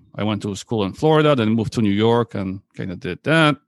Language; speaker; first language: English; early bilingual, other home language; Polish